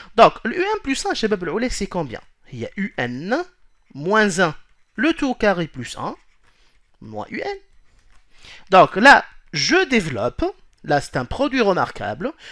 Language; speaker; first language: French; non-native, local second language; Arabic